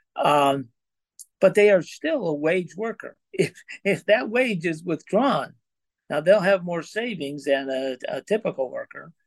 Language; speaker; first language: English; native; English